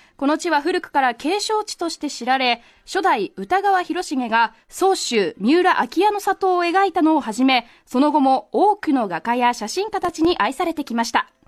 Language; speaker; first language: Japanese; native; Japanese